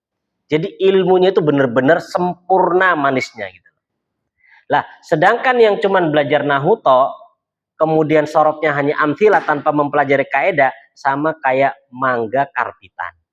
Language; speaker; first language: Indonesian; native; Indonesian